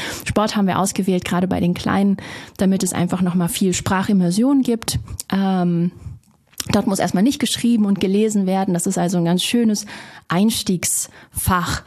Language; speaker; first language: German; native; German